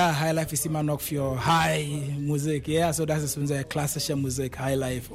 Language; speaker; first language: German; non-native, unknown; Akan